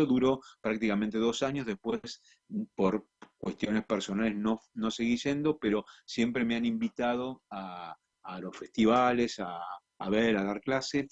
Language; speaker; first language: Spanish; native; Spanish